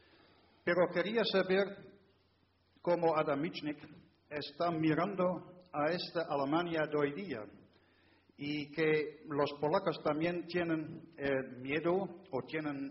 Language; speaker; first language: Spanish; non-native, fluent; Dutch